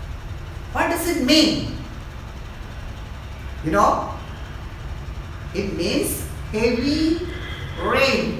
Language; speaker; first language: English; non-native, local second language; Malayalam